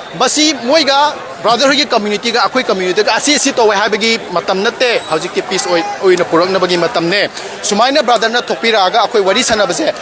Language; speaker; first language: Manipuri; native; Manipuri